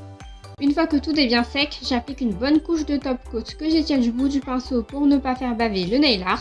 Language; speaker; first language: French; native; French